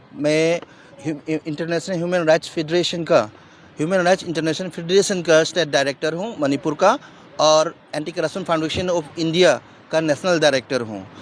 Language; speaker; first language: Hindi; non-native, local second language; Manipuri